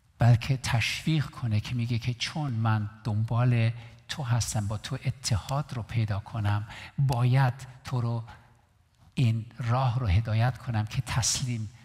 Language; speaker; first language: Persian; non-native, local second language; Armenian